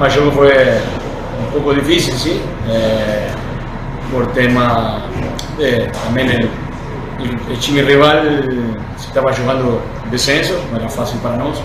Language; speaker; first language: Portuguese; non-native, learner; Spanish